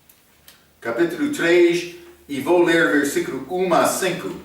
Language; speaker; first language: Portuguese; non-native, fluent; English